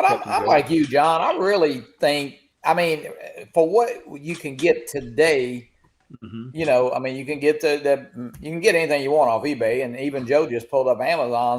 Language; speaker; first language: English; native; English